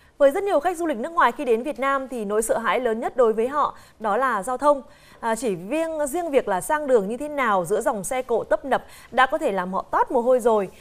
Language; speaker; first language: Vietnamese; native; Vietnamese